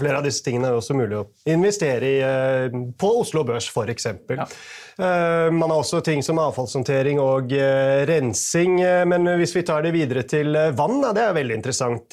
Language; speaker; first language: Norwegian; native; Norwegian